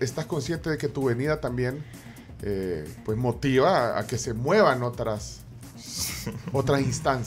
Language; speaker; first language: Spanish; native; Spanish